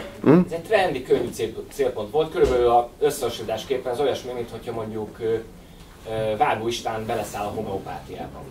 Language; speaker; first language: Hungarian; native; Hungarian